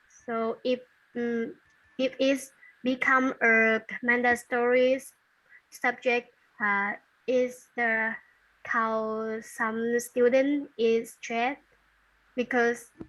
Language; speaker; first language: English; non-native, learner; Vietnamese